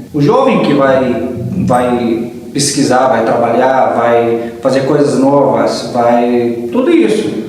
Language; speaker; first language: Portuguese; early bilingual, heritage; Arabic